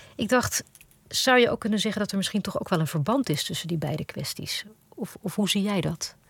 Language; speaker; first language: Dutch; native; Dutch